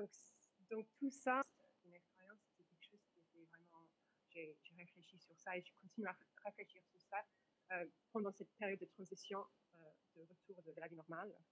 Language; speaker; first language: French; non-native, fluent; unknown